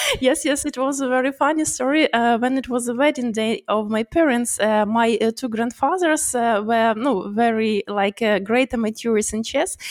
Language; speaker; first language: English; non-native, learner; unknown